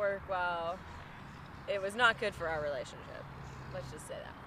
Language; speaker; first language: English; native; English